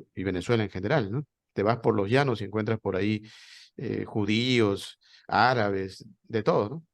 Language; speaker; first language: Spanish; native; Spanish